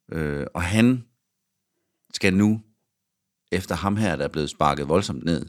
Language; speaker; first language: Danish; native; Danish